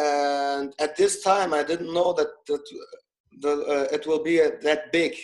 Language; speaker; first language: English; non-native, fluent; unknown